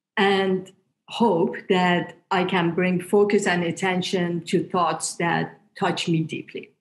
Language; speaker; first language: English; non-native, fluent; Persian